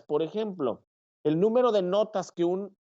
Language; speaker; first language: Spanish; native; Spanish